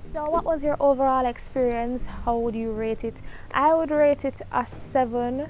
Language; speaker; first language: English; native; English